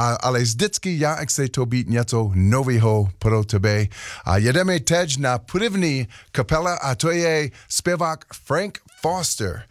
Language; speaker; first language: Czech; non-native, learner; English